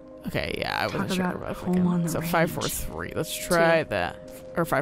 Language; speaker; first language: English; native; English